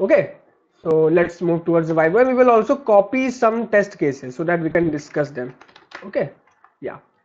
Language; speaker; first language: English; non-native, local second language; Hindi